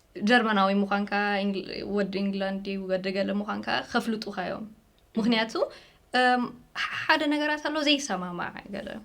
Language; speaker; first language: Tigrinya; early bilingual, heritage; Tigrinya